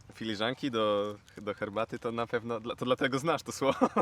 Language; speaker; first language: Polish; native; Polish